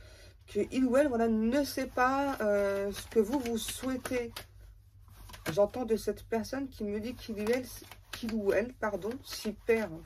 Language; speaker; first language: French; native; French